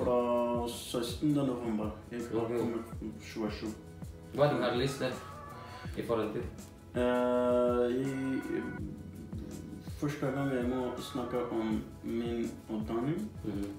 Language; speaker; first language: Norwegian; non-native, learner; Persian